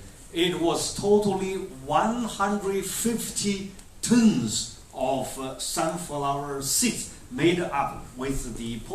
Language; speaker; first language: English; non-native, fluent; Chinese